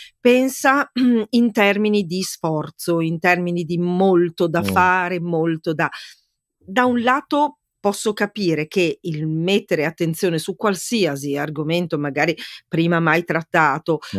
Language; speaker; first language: Italian; native; Italian